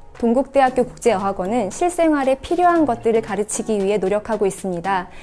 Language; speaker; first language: Korean; native; Korean